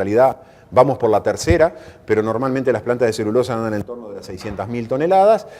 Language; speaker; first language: Spanish; native; Spanish